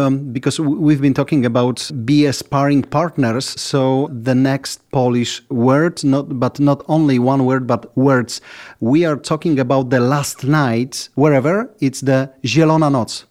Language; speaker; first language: English; non-native, fluent; Polish